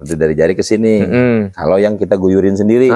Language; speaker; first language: Indonesian; native; Indonesian